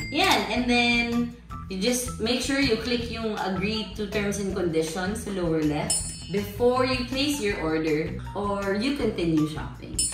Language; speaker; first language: English; non-native, local second language; Filipino